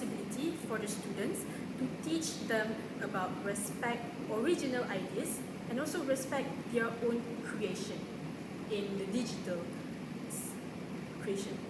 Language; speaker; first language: English; non-native, local second language; Malay